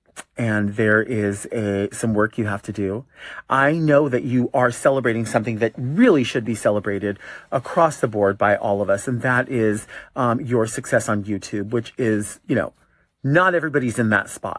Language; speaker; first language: English; native; English